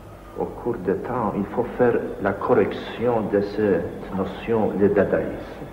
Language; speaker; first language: French; non-native, fluent; Polish